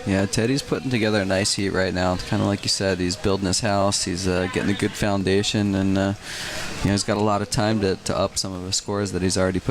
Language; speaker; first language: English; native; English